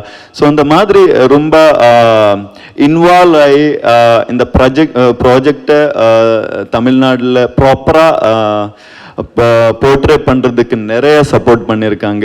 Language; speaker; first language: Tamil; non-native, learner; Kannada